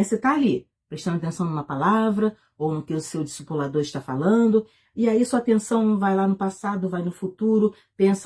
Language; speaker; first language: Portuguese; native; Portuguese